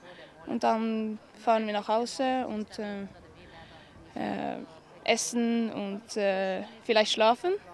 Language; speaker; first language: German; non-native, learner; Norwegian